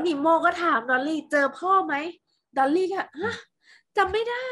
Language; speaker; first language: Thai; native; Thai